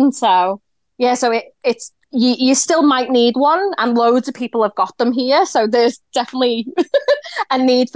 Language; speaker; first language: English; native; English